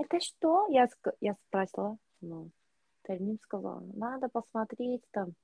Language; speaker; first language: Russian; non-native, learner; Korean